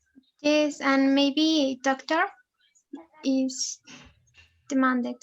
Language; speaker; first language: English; non-native, learner; Spanish